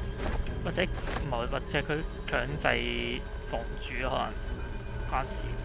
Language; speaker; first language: Chinese; native; Chinese